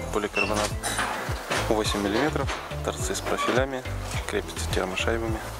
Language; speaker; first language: Russian; native; Russian